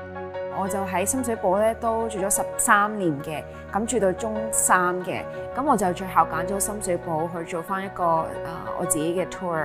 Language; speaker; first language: Cantonese; early bilingual, other home language; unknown